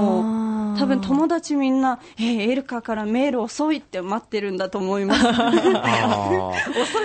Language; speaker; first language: Japanese; non-native, fluent; Mongolian